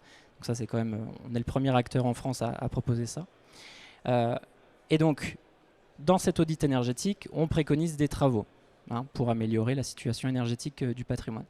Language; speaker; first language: French; native; French